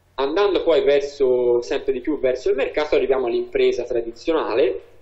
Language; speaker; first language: Italian; native; Italian